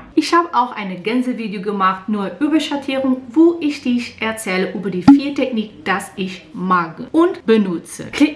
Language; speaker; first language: German; non-native, learner; Portuguese